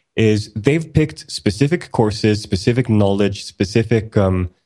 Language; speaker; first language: English; early bilingual, other home language; Swedish